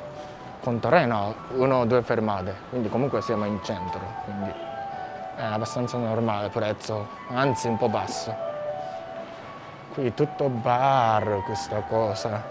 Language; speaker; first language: Italian; non-native, fluent; Japanese